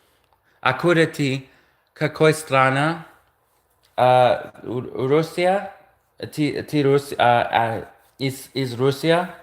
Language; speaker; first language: Russian; non-native, learner; English